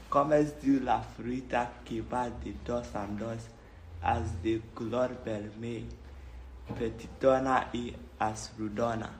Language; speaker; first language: Catalan; non-native, learner; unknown